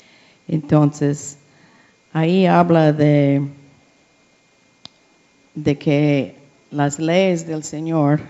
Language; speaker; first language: Spanish; non-native, learner; English